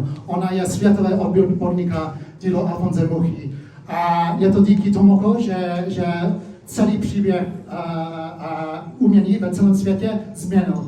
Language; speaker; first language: Czech; early bilingual, heritage; English